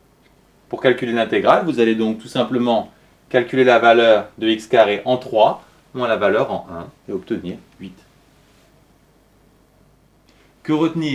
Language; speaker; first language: French; native; French